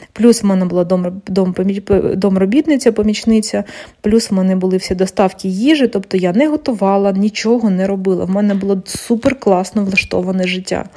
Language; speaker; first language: Ukrainian; non-native, local second language; Russian